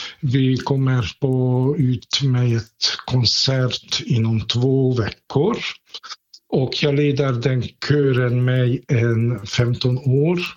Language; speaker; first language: Swedish; non-native, fluent; Hungarian